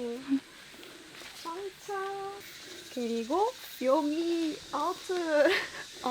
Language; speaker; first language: Korean; non-native, learner; French